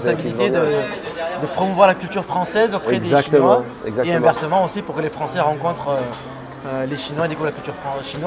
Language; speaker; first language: French; native; French